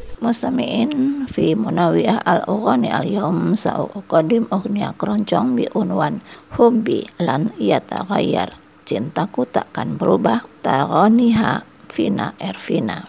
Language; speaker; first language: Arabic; non-native, fluent; Indonesian